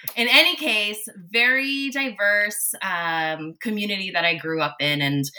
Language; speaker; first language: English; native; English